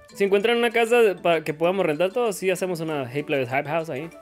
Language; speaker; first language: Spanish; early bilingual, heritage; Spanish